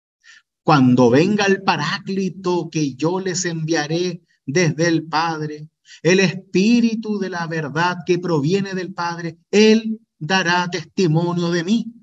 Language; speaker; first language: Spanish; native; Spanish